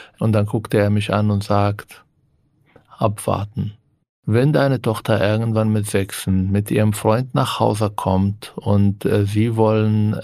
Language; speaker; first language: German; non-native, fluent; Arabic